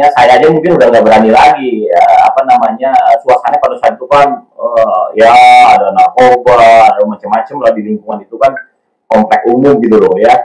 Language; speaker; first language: Indonesian; native; Indonesian